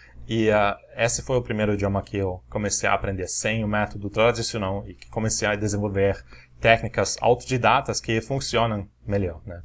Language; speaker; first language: Portuguese; non-native, fluent; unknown